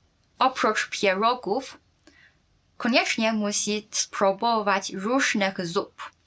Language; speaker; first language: Polish; non-native, fluent; Chinese